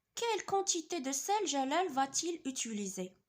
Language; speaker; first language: French; non-native, local second language; Arabic